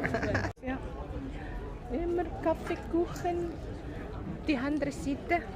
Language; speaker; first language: German; non-native, learner; Indonesian